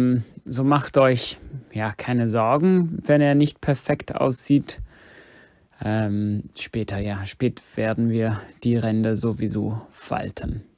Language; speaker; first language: German; non-native, fluent; English